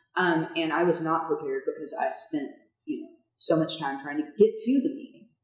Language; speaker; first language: English; native; English